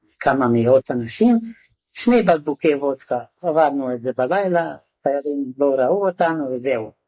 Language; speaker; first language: Hebrew; non-native, fluent; Hungarian